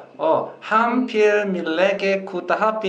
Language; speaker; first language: Hindi; non-native, learner; Korean